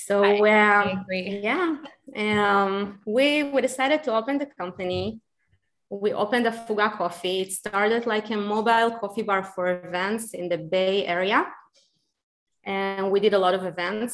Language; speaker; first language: English; non-native, fluent; Hebrew